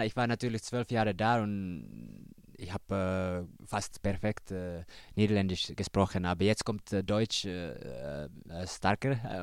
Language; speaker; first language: German; non-native, learner; Finnish